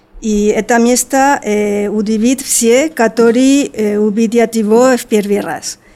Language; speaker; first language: Russian; non-native, learner; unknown